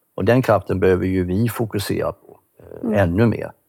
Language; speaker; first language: Swedish; native; Swedish